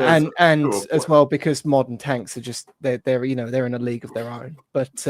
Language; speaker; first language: English; native; English